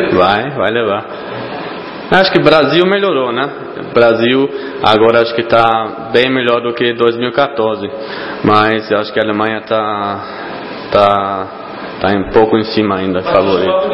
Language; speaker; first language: Portuguese; non-native, fluent; German